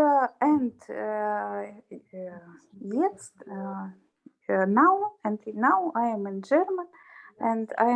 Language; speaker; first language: English; non-native, learner; Russian